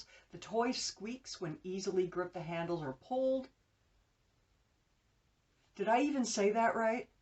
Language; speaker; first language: English; native; English